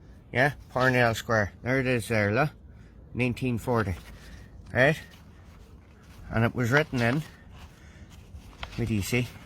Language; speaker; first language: English; native; English